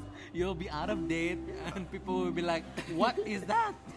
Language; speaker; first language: English; non-native, local second language; Malay